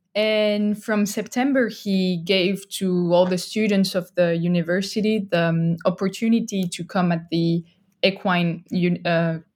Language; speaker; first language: English; non-native, fluent; French